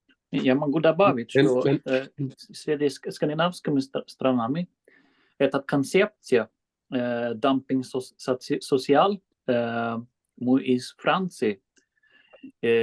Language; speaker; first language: Russian; non-native, fluent; Swedish